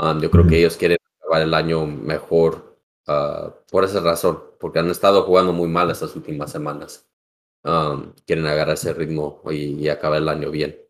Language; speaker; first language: Spanish; early bilingual, heritage; Spanish